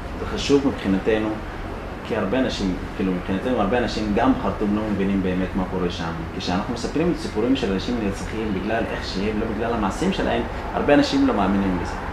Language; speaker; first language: Hebrew; non-native, fluent; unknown